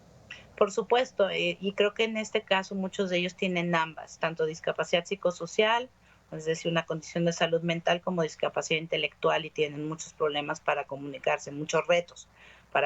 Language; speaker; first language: Spanish; native; Spanish